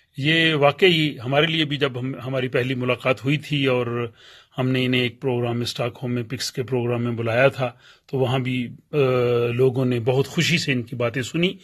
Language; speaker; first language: Urdu; non-native, local second language; Punjabi